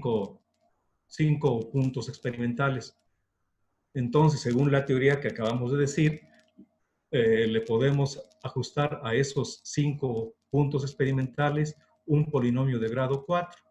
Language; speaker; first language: Spanish; native; Spanish